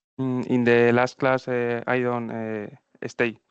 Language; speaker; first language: English; non-native, learner; Spanish